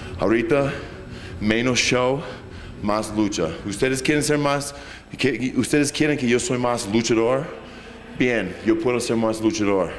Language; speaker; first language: Spanish; non-native, fluent; English